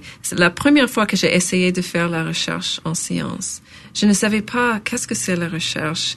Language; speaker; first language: French; non-native, local second language; English